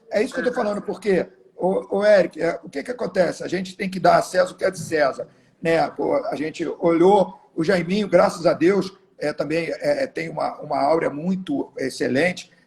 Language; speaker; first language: Portuguese; native; Portuguese